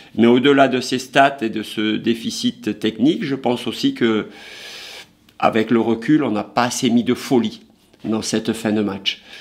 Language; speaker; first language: French; native; French